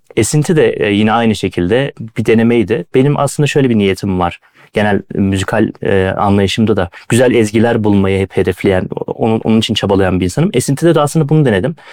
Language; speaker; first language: Turkish; native; Turkish